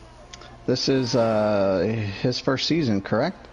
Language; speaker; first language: English; native; English